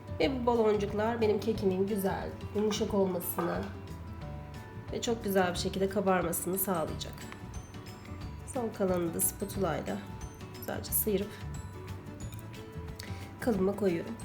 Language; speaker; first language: Turkish; native; Turkish